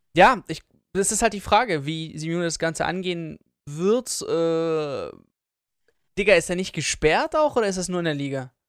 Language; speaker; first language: German; early bilingual, other home language; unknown